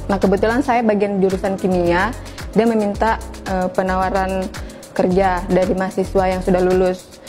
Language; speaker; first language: Indonesian; native; Indonesian